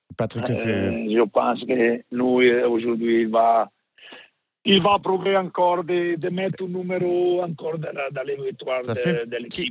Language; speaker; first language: French; non-native, learner; Italian